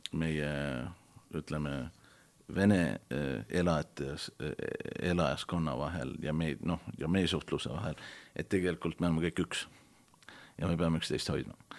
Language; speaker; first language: Estonian; early bilingual, heritage; Estonian